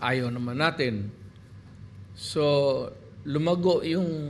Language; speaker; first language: Filipino; non-native, local second language; Cebuano